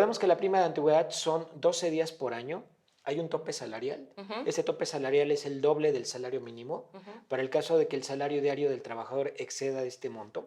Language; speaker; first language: Spanish; native; Spanish